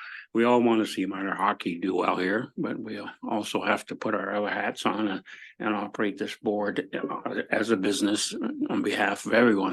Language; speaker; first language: English; native; English